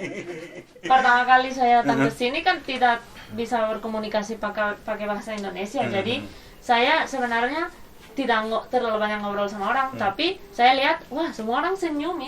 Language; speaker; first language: Indonesian; non-native, fluent; Spanish